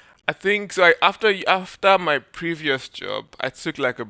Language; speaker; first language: English; non-native, local second language; Yoruba